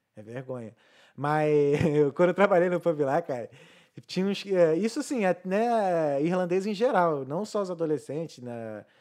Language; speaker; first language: Portuguese; native; Portuguese